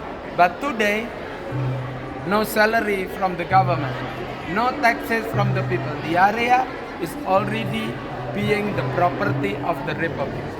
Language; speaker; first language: English; non-native, learner; Indonesian